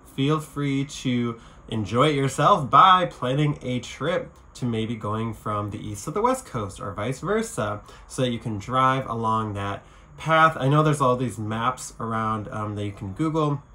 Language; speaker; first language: English; native; English